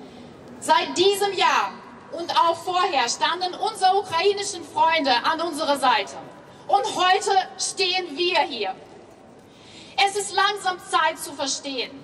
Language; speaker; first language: German; non-native, fluent; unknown